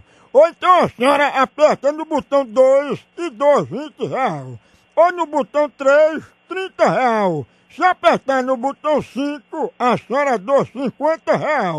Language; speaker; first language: Portuguese; native; Portuguese